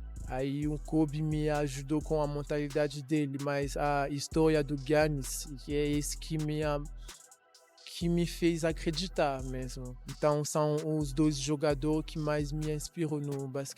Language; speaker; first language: Portuguese; non-native, learner; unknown